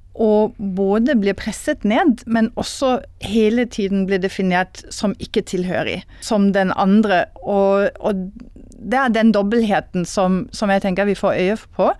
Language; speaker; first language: Norwegian; non-native, fluent; German